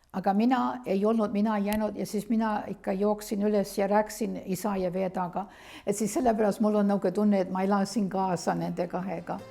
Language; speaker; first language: Estonian; early bilingual, heritage; Estonian